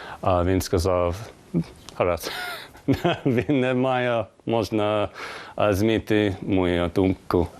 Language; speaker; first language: Ukrainian; non-native, learner; English